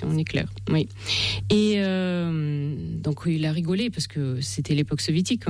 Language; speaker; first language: French; non-native, fluent; Russian